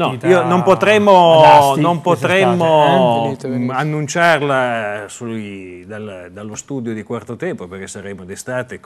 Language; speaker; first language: Italian; native; Italian